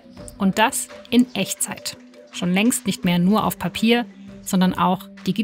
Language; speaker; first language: German; native; German